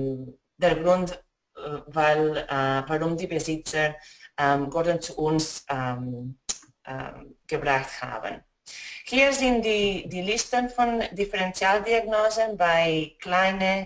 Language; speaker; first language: German; non-native, fluent; Spanish